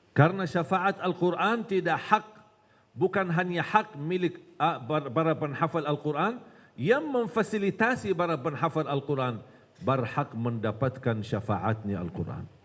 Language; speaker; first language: Malay; non-native, fluent; Arabic